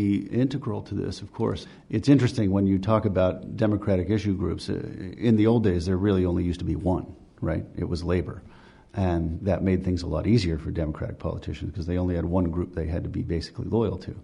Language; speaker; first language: English; native; English